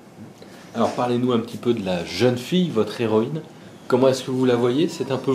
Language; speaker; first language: French; native; French